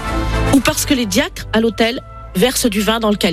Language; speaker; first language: French; native; French